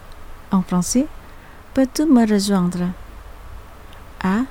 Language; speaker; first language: French; non-native, fluent; Indonesian